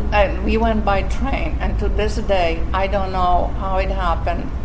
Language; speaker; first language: English; non-native, fluent; Slovak